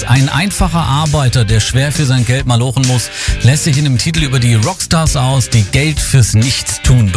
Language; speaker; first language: German; native; German